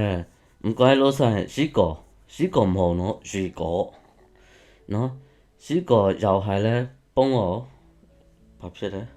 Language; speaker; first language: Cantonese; non-native, fluent; Burmese